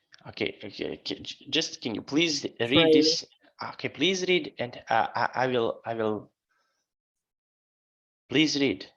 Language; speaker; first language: English; non-native, fluent; Serbian